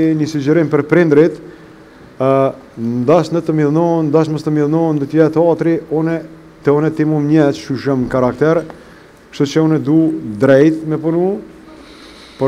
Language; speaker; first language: Albanian; native; Albanian